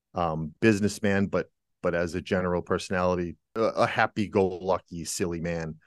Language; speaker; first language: English; native; English